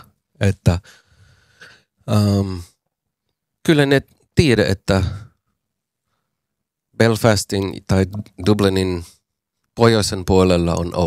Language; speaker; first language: Finnish; non-native, learner; English